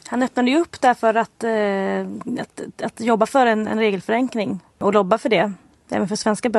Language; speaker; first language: Swedish; native; Swedish